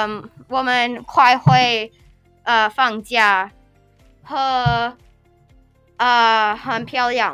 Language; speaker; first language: Chinese; non-native, learner; English